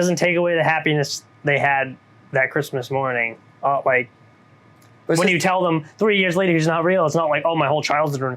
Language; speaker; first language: English; native; English